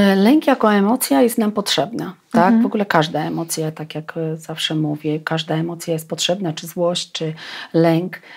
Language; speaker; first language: Polish; non-native, fluent; Russian